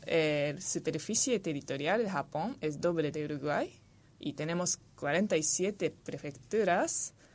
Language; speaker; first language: Spanish; non-native, fluent; Japanese